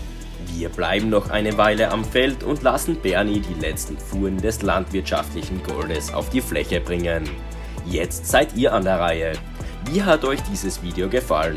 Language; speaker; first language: German; native; German